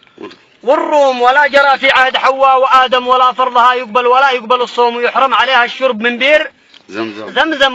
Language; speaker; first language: Arabic; native; Arabic